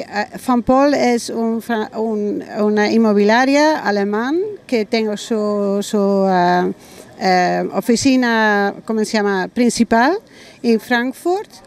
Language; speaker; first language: Spanish; non-native, learner; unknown